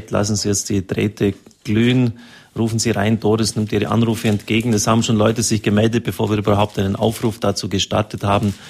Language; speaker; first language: German; native; German